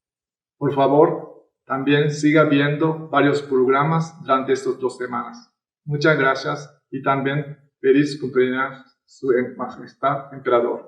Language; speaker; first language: Spanish; non-native, fluent; Japanese